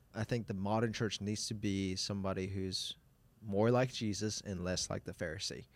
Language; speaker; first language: English; non-native, local second language; Cantonese